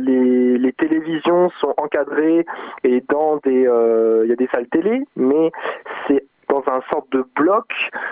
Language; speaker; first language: French; native; French